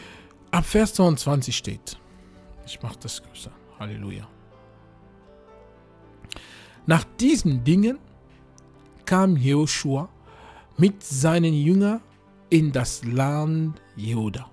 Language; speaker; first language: German; non-native, fluent; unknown